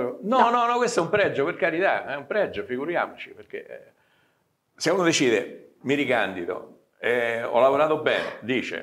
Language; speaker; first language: Italian; native; Italian